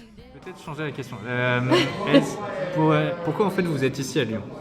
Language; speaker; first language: French; native; French